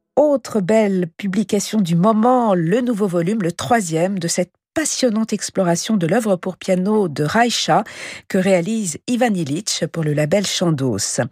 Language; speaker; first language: French; native; French